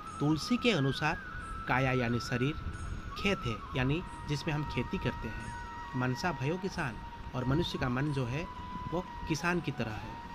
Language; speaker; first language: Hindi; non-native, local second language; Odia